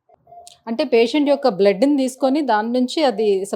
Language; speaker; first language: Telugu; native; Telugu